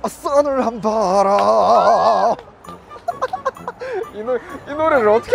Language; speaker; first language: Korean; native; Korean